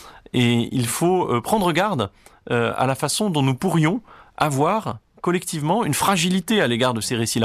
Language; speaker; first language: French; native; French